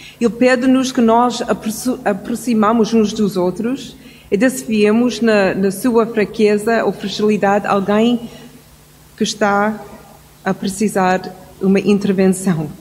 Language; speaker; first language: Portuguese; non-native, fluent; English